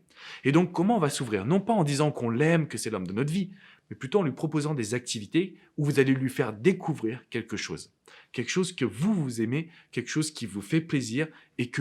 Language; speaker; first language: French; native; French